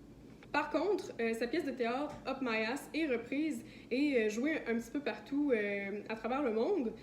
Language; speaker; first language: French; native; French